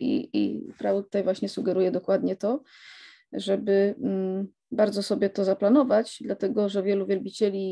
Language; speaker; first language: Polish; native; Polish